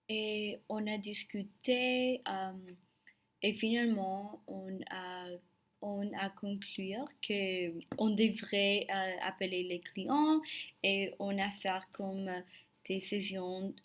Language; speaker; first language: French; non-native, learner; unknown